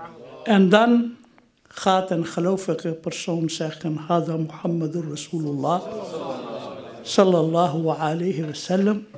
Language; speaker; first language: Dutch; non-native, fluent; Urdu